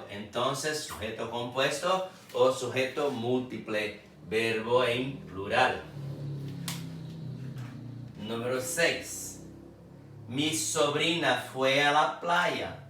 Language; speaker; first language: Spanish; non-native, fluent; Portuguese